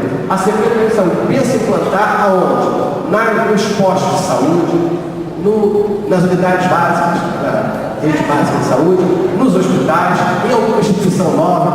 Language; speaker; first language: Portuguese; native; Portuguese